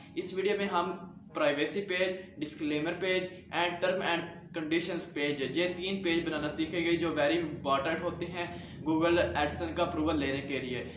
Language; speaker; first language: Urdu; non-native, local second language; Punjabi